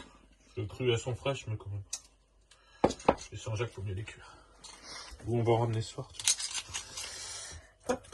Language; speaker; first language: French; native; French